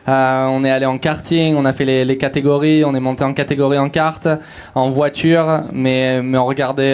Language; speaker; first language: French; native; French